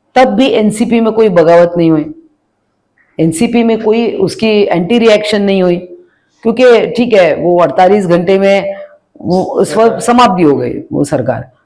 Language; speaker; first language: Hindi; non-native, local second language; Marathi